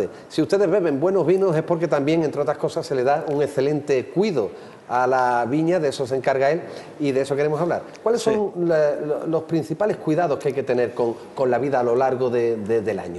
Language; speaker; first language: Spanish; native; Spanish